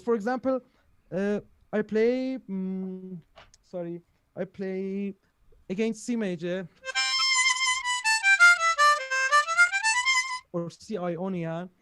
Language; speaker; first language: English; non-native, learner; Persian